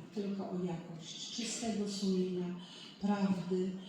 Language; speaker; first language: Polish; native; Polish